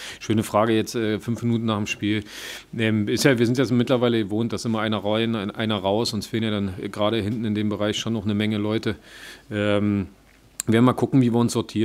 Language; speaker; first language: German; native; German